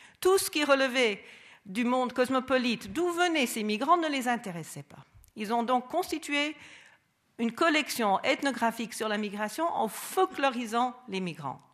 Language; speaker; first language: French; non-native, fluent; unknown